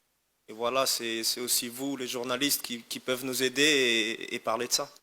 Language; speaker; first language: French; non-native, fluent; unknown